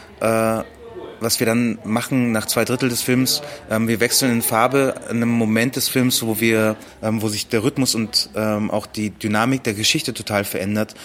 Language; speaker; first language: German; early bilingual, other home language; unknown